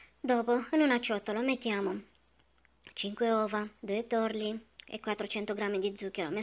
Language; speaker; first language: Italian; non-native, fluent; Romanian